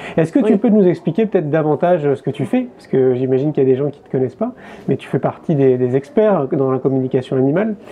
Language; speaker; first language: French; native; French